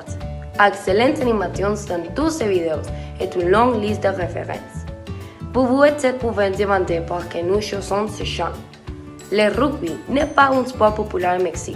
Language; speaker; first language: French; non-native, learner; Spanish